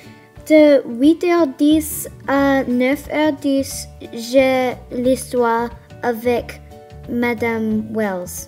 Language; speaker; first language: French; non-native, learner; English